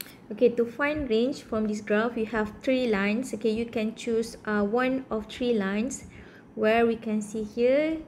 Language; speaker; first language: English; non-native, local second language; Malay